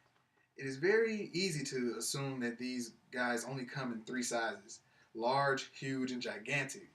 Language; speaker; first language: English; native; English